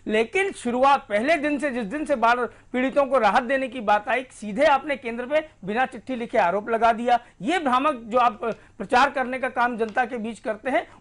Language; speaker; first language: Hindi; native; Hindi